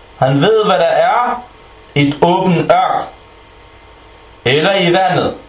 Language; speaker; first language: Danish; non-native, fluent; Arabic